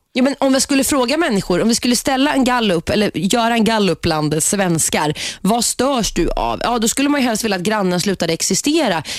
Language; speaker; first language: Swedish; native; Swedish